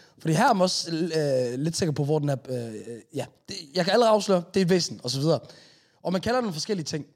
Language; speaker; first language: Danish; native; Danish